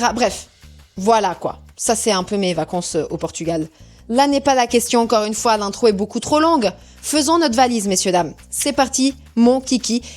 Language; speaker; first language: French; early bilingual, other home language; Portuguese